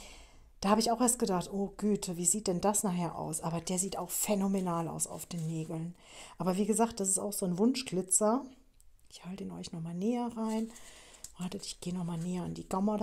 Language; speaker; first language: German; native; German